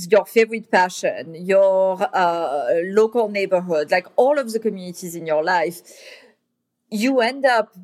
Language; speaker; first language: English; non-native, fluent; French